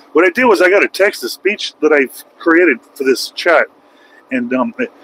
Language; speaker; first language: English; native; English